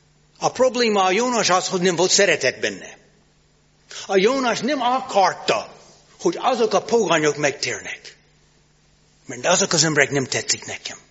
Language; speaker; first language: Hungarian; non-native, learner; English